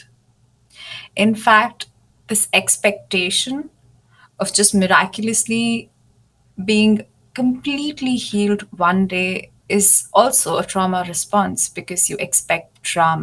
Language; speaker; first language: English; non-native, local second language; Hindi